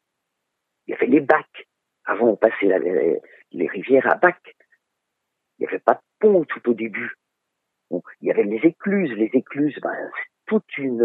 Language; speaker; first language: French; native; French